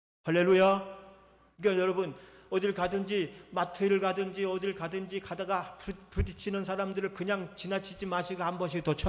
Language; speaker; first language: Korean; native; Korean